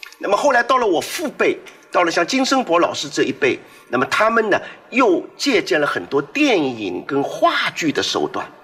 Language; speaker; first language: Chinese; non-native, local second language; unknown